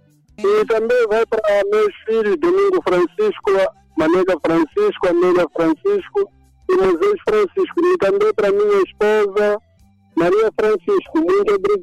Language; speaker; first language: Portuguese; non-native, local second language; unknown